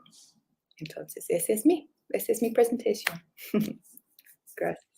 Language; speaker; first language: Spanish; non-native, learner; English